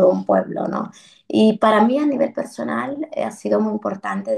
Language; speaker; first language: Spanish; early bilingual, other home language; Arabic